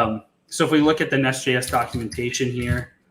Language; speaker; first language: English; native; English